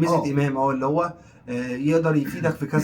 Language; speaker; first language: Arabic; native; Arabic